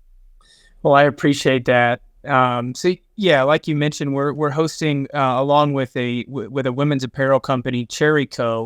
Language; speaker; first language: English; native; English